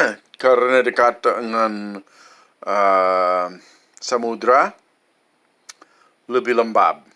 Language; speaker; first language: Indonesian; non-native, fluent; English